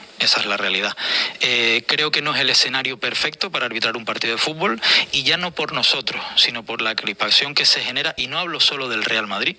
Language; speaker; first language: Spanish; native; Spanish